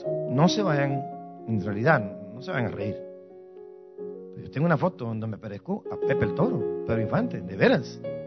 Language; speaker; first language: Spanish; native; Spanish